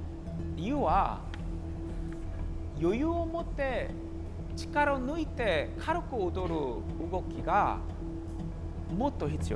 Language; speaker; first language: Japanese; non-native, fluent; Korean